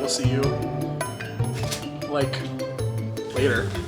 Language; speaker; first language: English; native; English